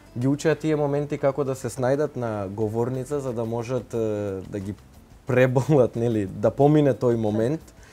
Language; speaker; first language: Macedonian; non-native, local second language; Turkish